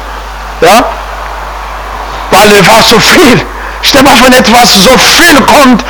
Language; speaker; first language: German; non-native, fluent; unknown